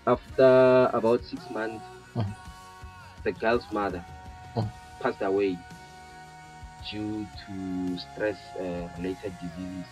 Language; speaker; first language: English; non-native, local second language; Northern Sotho